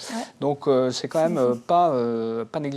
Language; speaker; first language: French; native; French